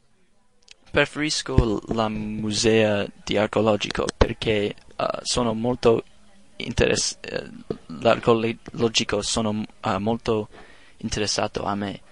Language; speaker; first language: Italian; non-native, learner; English